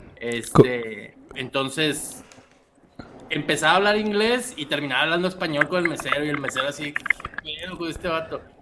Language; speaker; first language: Spanish; native; Spanish